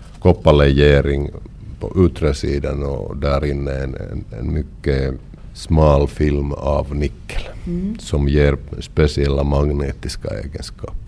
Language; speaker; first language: Swedish; non-native, local second language; Finnish